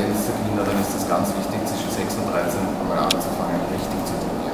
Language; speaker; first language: German; native; German